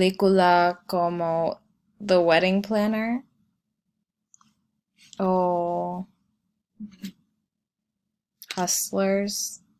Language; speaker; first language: Spanish; non-native, learner; English